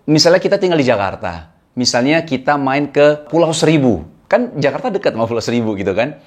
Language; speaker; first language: Indonesian; native; Indonesian